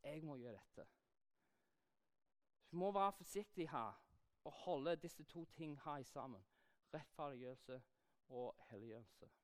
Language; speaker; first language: Norwegian; non-native, fluent; English